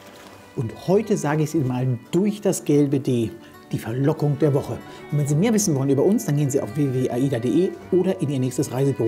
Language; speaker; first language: German; native; German